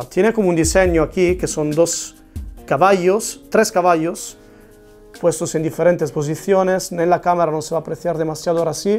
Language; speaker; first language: Spanish; non-native, fluent; Italian